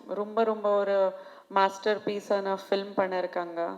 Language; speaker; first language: Tamil; non-native, fluent; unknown